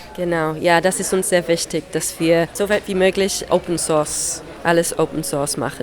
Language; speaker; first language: German; non-native, fluent; English